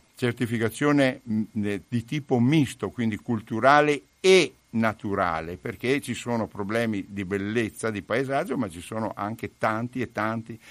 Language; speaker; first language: Italian; native; Italian